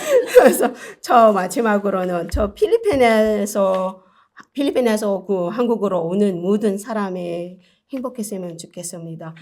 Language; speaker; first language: Korean; non-native, learner; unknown